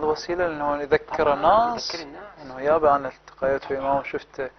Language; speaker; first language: Arabic; native; Arabic